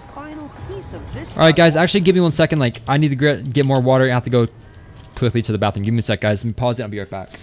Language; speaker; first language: English; native; English